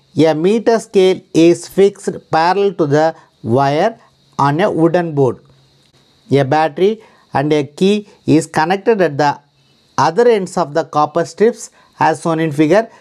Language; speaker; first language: English; non-native, local second language; Tamil